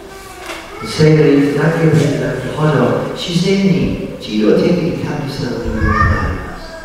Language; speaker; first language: Japanese; non-native, learner; English